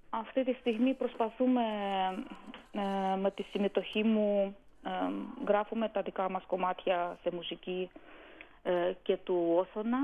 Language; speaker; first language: Greek; non-native, fluent; Armenian